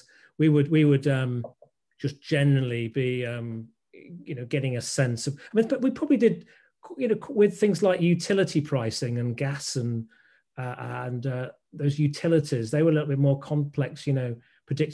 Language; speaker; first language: English; native; English